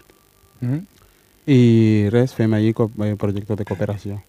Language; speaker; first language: Catalan; early bilingual, other home language; Wolof